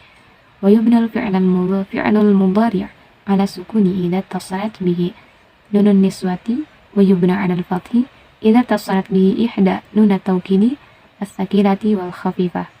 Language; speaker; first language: Arabic; non-native, learner; Indonesian